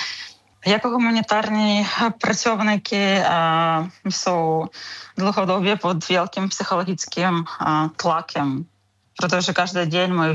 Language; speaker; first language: Czech; non-native, learner; Ukrainian